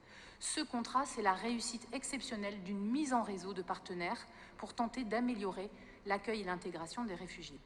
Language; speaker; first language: French; native; French